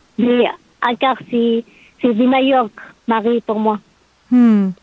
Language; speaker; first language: French; non-native, learner; Arabic